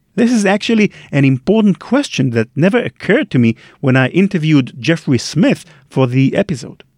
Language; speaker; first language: English; non-native, fluent; Hebrew